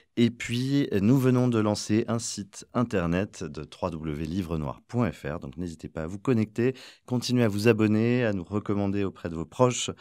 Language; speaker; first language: French; native; French